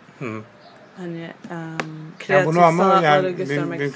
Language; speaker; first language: Turkish; early bilingual, other home language; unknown